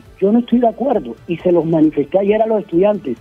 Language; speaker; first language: Spanish; native; Spanish